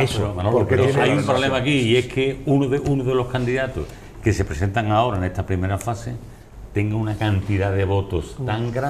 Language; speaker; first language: Spanish; native; Spanish